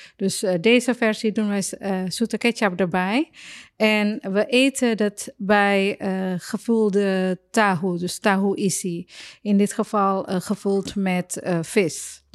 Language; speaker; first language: Dutch; non-native, fluent; Indonesian